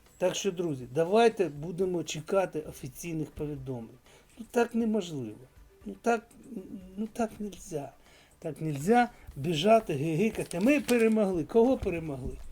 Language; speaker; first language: Ukrainian; non-native, local second language; Russian